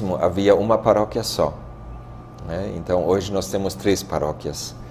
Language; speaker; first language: Portuguese; non-native, fluent; German